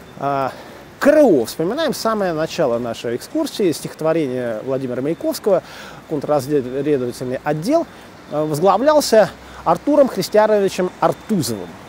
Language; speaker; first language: Russian; native; Russian